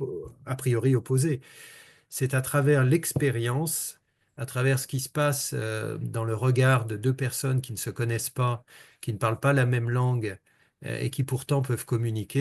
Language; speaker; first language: French; native; French